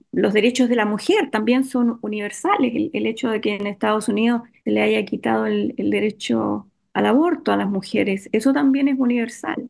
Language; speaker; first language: Spanish; native; Spanish